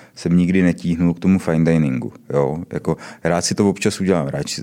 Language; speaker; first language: Czech; native; Czech